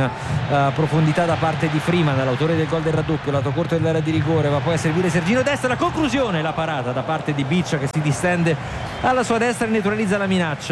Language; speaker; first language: Italian; native; Italian